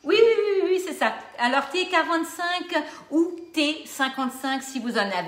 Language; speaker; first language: French; native; French